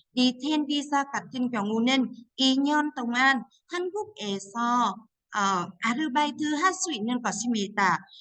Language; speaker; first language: Korean; non-native, fluent; Vietnamese